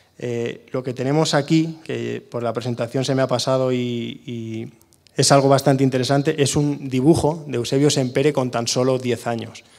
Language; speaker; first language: Spanish; non-native, local second language; Catalan